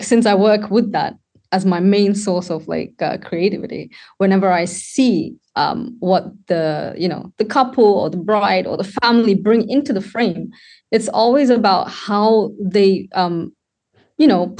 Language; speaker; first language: English; non-native, local second language; Tamil